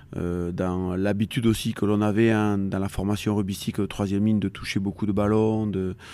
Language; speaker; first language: French; native; French